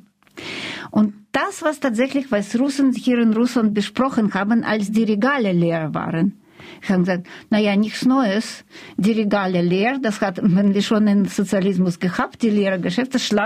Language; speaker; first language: German; non-native, fluent; Russian